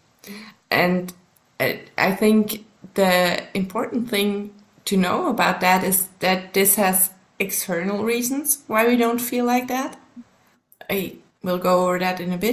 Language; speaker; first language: English; non-native, fluent; German